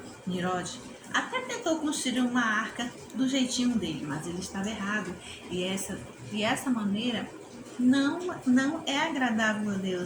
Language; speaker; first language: Portuguese; native; Portuguese